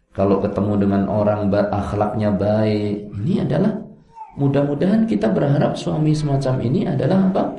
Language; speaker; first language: Indonesian; non-native, local second language; Javanese